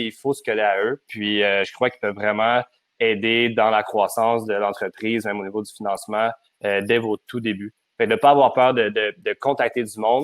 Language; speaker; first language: French; native; French